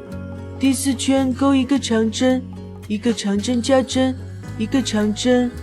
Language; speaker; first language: Chinese; native; Chinese